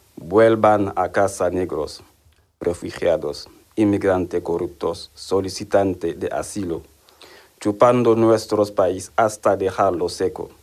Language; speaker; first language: Spanish; non-native, learner; Wolof